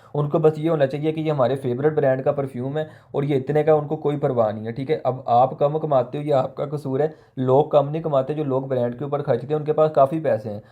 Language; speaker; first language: Urdu; non-native, local second language; Punjabi